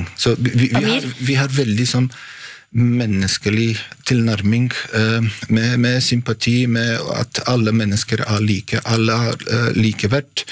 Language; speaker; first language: Norwegian; non-native, fluent; Bosnian